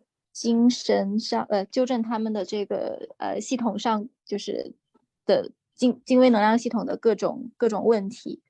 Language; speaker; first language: Chinese; native; Chinese